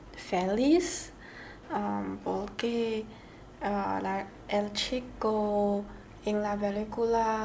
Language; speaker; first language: Spanish; non-native, learner; Chinese